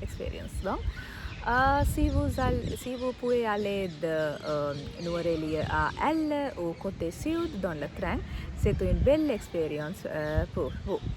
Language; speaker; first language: French; non-native, learner; Sinhala